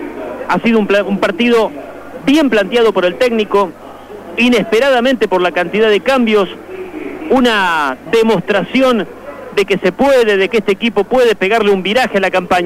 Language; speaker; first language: Spanish; native; Spanish